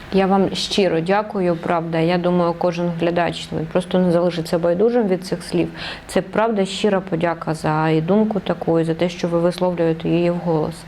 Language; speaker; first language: Ukrainian; native; Ukrainian